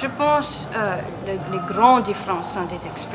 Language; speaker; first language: French; non-native, local second language; English